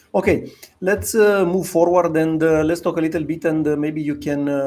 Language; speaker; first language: English; non-native, fluent; Romanian